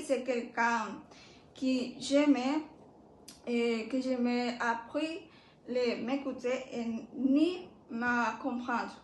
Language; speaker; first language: French; non-native, learner; Spanish